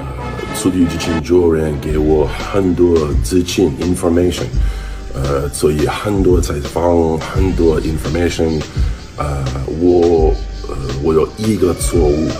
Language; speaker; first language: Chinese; non-native, learner; English